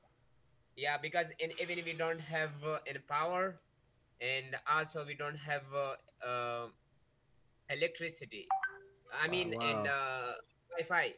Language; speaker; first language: English; non-native, learner; Pashto